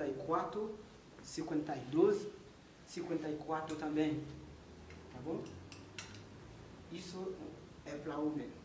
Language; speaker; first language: Portuguese; non-native, learner; Haitian Creole